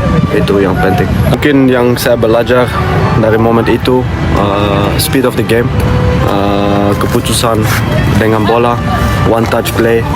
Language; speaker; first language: Indonesian; non-native, fluent; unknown